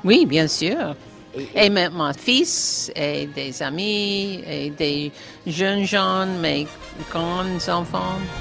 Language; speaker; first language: French; non-native, learner; English